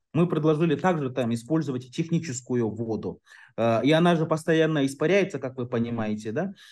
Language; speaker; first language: Russian; non-native, local second language; Kyrgyz